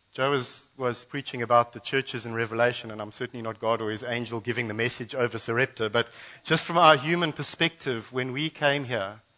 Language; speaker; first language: English; native; English